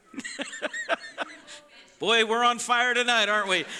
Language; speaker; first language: English; native; English